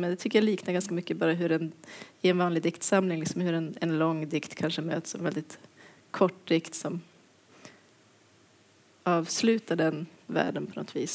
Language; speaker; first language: Swedish; native; Swedish